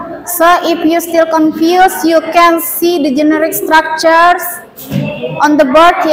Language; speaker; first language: English; non-native, learner; Indonesian